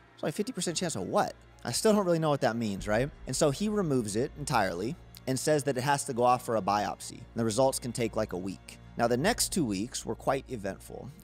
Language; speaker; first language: English; native; English